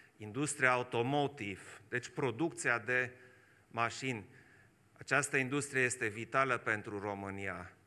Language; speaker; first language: Romanian; non-native, local second language; German